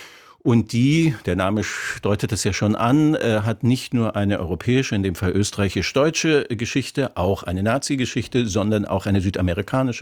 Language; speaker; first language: German; native; German